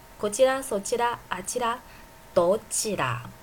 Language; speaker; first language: Japanese; non-native, fluent; Chinese